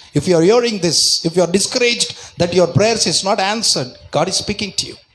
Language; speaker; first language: English; non-native, local second language; Telugu